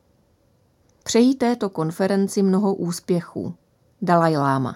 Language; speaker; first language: Czech; native; Czech